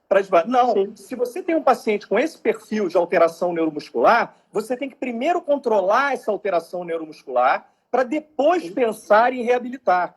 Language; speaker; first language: Portuguese; native; Portuguese